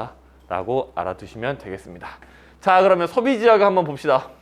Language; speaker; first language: Korean; native; Korean